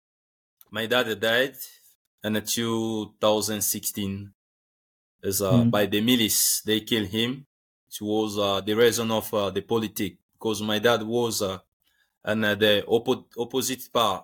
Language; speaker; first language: English; non-native, learner; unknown